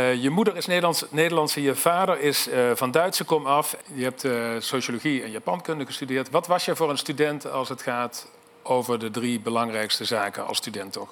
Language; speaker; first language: Dutch; native; Dutch